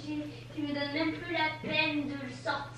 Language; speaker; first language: French; native; French